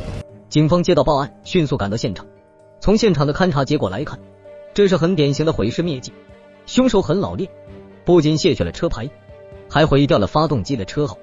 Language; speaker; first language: Chinese; native; Chinese